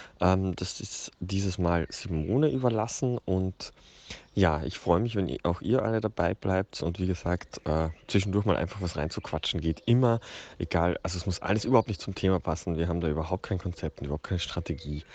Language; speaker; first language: German; native; German